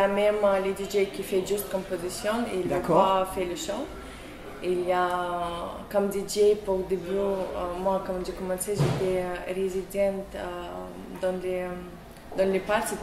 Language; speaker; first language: French; non-native, learner; Russian